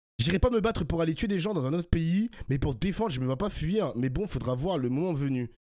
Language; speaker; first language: French; early bilingual, other home language; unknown